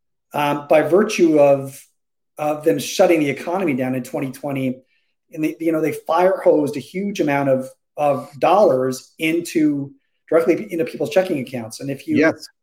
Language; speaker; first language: English; native; English